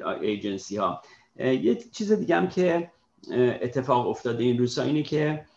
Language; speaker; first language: Persian; native; Persian